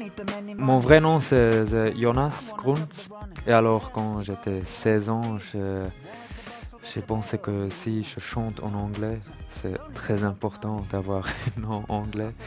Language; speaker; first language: French; non-native, learner; German